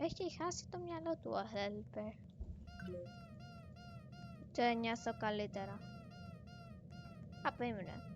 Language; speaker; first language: Greek; early bilingual, heritage; Greek